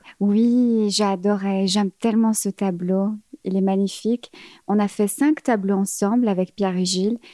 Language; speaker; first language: French; early bilingual, other home language; Arabic